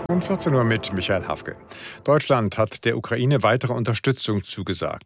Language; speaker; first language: German; native; German